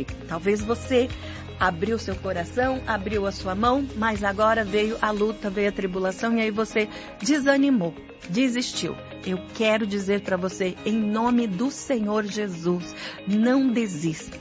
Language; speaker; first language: Portuguese; native; Portuguese